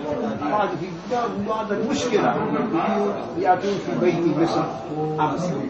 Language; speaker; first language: Arabic; non-native, learner; Urdu